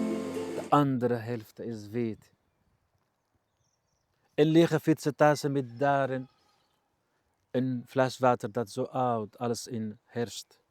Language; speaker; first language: Dutch; non-native, learner; Arabic